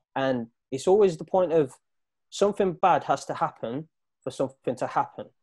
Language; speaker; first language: English; native; English